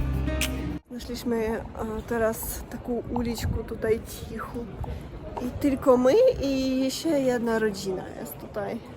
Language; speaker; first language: Polish; non-native, learner; Russian